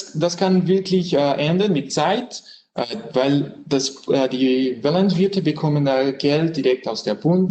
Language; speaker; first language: German; non-native, learner; French